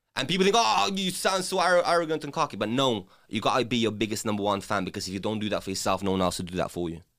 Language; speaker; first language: English; non-native, local second language; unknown